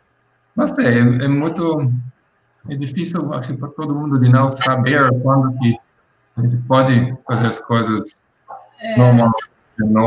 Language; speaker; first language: Portuguese; non-native, fluent; English